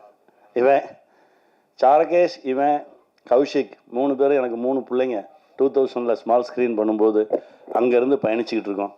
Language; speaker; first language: Tamil; native; Tamil